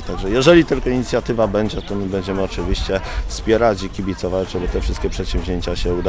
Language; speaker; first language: Polish; native; Polish